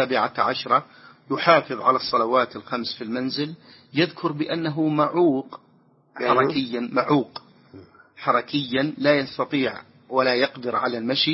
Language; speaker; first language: Arabic; native; Arabic